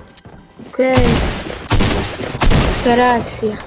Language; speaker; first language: Spanish; early bilingual, heritage; Spanish